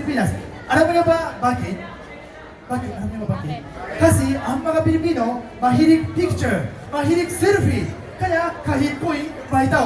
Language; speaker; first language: Filipino; non-native, fluent; Japanese